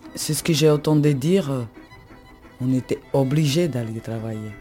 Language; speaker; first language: French; non-native, fluent; Slovak